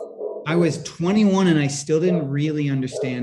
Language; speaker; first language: English; native; English